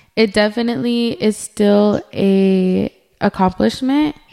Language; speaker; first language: English; early bilingual, other home language; Spanish